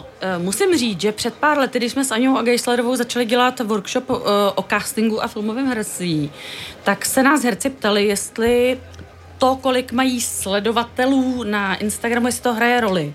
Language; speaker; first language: Czech; native; Czech